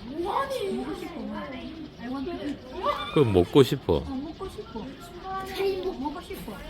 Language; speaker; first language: Korean; non-native, learner; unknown